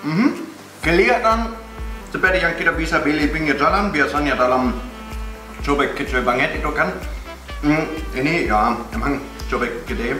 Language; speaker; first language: Indonesian; non-native, fluent; German